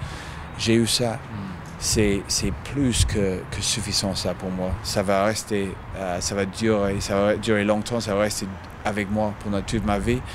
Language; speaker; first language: French; non-native, fluent; English